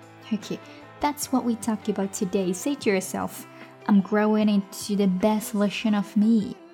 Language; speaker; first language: English; non-native, fluent; Chinese